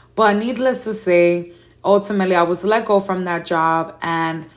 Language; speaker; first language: English; native; English